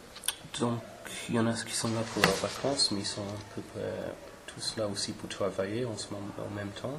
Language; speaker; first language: French; non-native, fluent; English